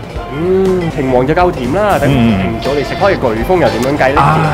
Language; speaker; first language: Chinese; non-native, local second language; Cantonese